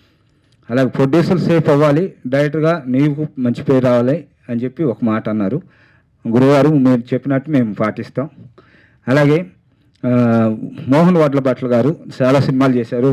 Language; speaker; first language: Telugu; native; Telugu